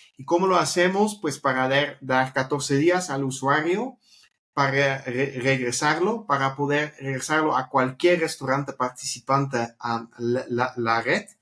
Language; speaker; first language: Spanish; non-native, fluent; Dutch